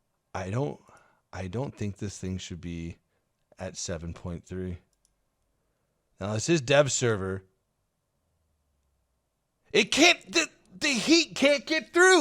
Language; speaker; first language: English; native; English